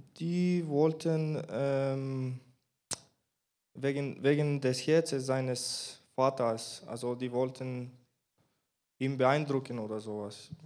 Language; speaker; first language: German; non-native, learner; Bulgarian